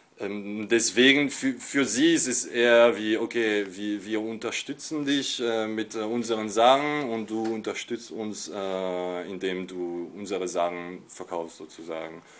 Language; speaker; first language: German; non-native, fluent; French